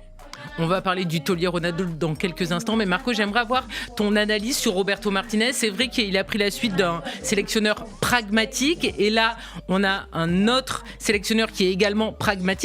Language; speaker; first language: French; native; French